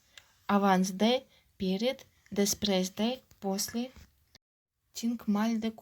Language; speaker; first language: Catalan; non-native, fluent; Russian